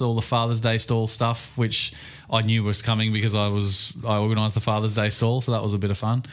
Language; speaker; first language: English; native; English